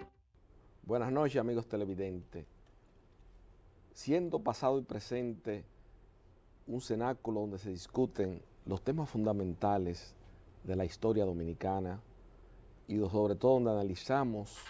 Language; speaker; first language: Spanish; native; Spanish